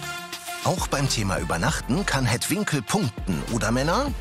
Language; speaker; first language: German; native; German